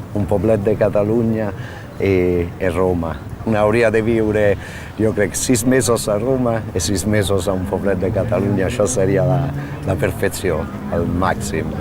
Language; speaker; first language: Catalan; non-native, fluent; Italian